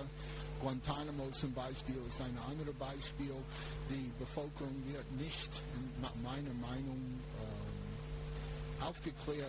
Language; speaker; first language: German; non-native, fluent; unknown